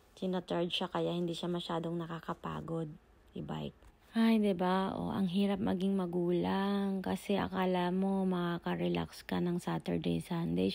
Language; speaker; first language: Filipino; native; Filipino